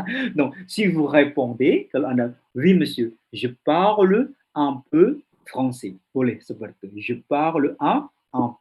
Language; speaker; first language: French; non-native, fluent; Indonesian